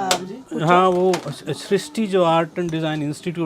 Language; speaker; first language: Hindi; non-native, local second language; Kannada